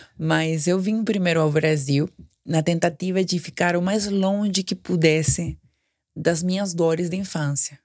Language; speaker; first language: Portuguese; non-native, fluent; Spanish